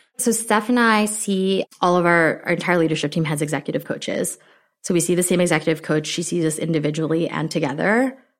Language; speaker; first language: English; early bilingual, other home language; Filipino